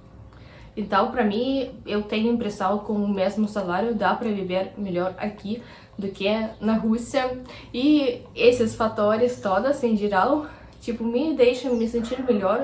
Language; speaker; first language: Portuguese; non-native, fluent; Russian